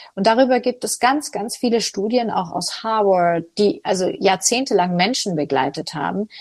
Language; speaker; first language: German; native; German